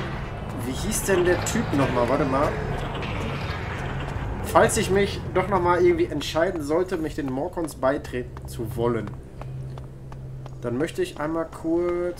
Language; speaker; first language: German; native; German